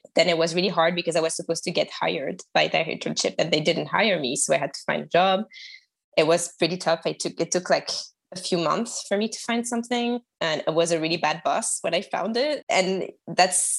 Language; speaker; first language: English; non-native, fluent; French